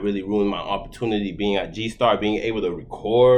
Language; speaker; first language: English; early bilingual, other home language; Haitian Creole